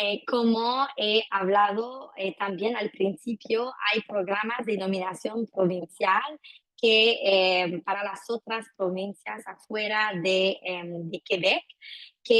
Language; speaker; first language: Spanish; non-native, fluent; French